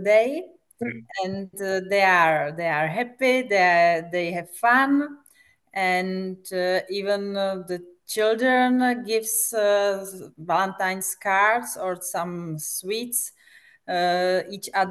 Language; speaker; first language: English; non-native, fluent; Czech